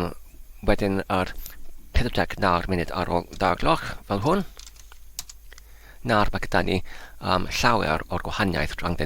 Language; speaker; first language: Welsh; non-native, learner; English